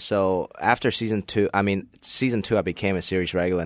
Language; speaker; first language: English; non-native, local second language; Cantonese